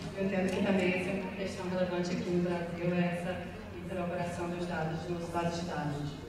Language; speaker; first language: Portuguese; non-native, fluent; English